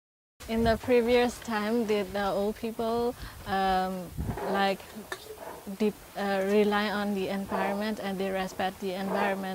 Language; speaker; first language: English; non-native, learner; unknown